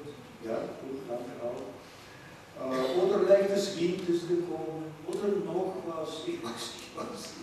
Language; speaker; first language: German; non-native, fluent; Russian